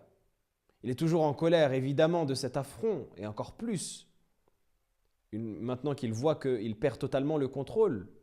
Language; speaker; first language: French; native; French